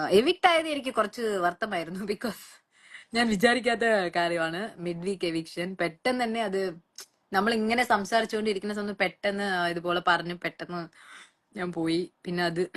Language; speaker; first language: Malayalam; non-native, local second language; Tamil